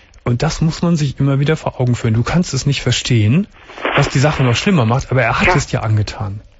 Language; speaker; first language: German; native; German